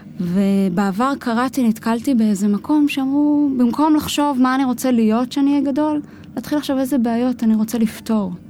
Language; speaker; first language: Hebrew; native; Hebrew